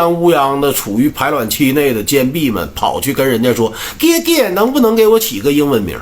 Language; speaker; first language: Chinese; native; Chinese